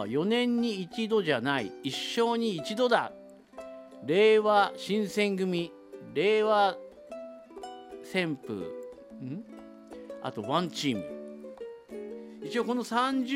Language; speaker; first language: Japanese; native; Japanese